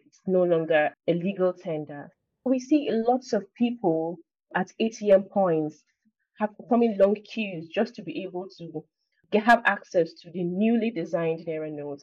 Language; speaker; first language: English; non-native, local second language; Igbo